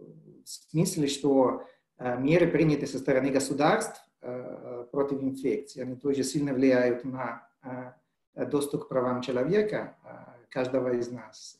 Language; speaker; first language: Russian; non-native, fluent; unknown